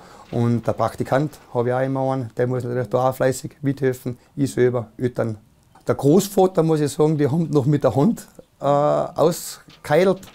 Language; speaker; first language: German; native; German